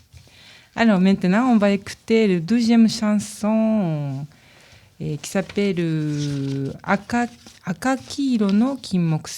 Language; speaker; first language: French; non-native, learner; Japanese